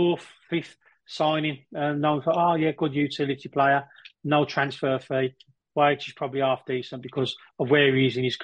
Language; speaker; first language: English; native; English